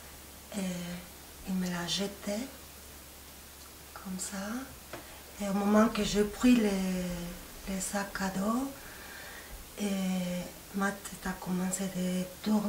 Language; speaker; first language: French; non-native, fluent; Spanish